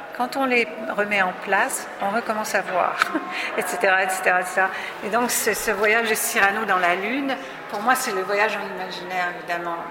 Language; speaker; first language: French; native; French